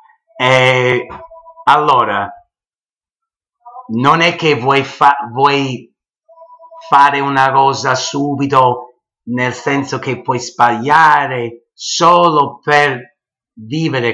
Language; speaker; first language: Italian; early bilingual, heritage; English